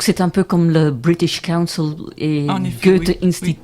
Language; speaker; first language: French; non-native, local second language; Dutch